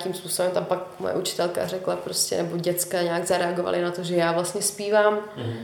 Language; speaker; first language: Czech; non-native, local second language; Russian